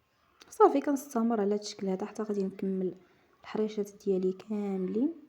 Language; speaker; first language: Arabic; native; Arabic